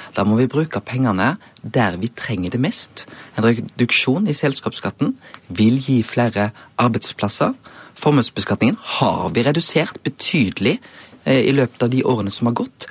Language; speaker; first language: Norwegian; native; Norwegian